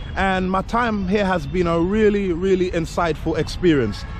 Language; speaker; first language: English; native; English